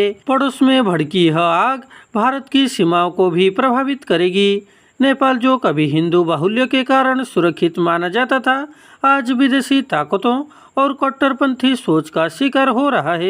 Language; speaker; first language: Hindi; non-native, local second language; Odia